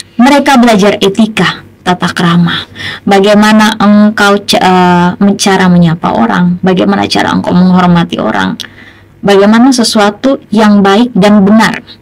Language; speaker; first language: Indonesian; native; Indonesian